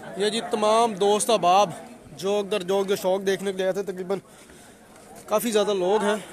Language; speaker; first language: Urdu; non-native, local second language; Punjabi